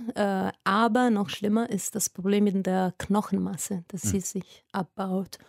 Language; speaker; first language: German; non-native, fluent; Italian